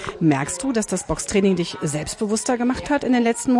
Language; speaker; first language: German; native; German